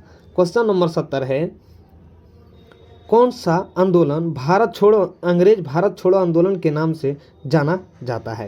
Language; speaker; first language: Hindi; native; Hindi